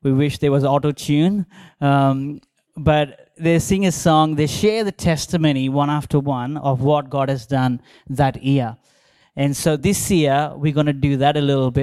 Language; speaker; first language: English; non-native, local second language; Telugu